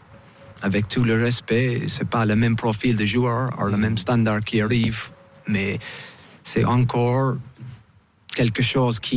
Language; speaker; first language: French; non-native, fluent; English